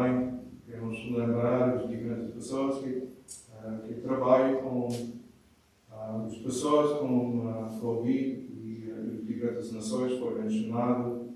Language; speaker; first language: Portuguese; non-native, learner; English